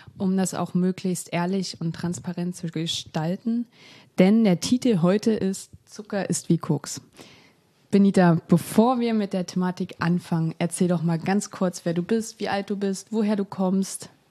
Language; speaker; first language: German; native; German